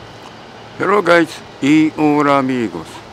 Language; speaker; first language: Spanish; non-native, learner; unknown